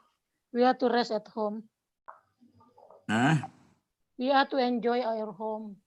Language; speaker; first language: English; non-native, learner; Indonesian